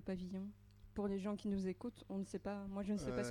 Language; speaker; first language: French; native; French